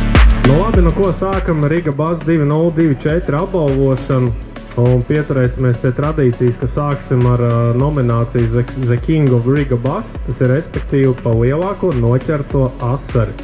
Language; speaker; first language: Latvian; native; Latvian